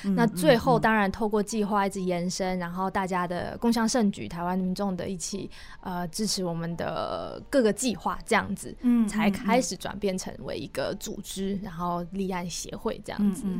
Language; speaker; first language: Chinese; native; Chinese